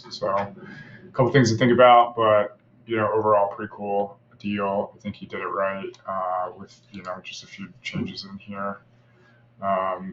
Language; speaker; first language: English; native; English